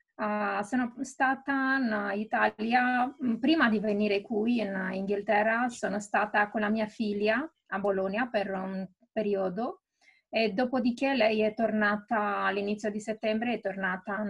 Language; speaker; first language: Italian; non-native, fluent; Romanian